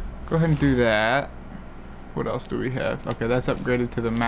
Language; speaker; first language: English; native; English